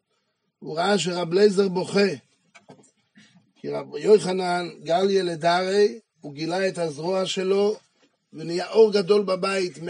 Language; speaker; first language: Hebrew; non-native, fluent; French